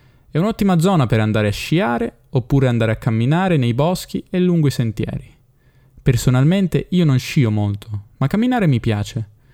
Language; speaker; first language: Italian; native; Italian